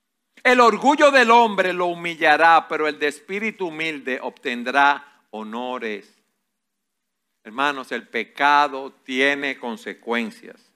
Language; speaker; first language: Spanish; native; Spanish